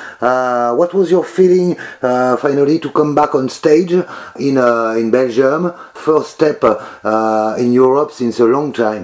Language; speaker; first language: English; non-native, learner; French